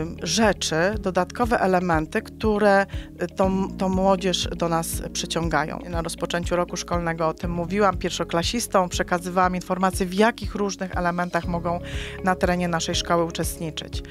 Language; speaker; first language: Polish; native; Polish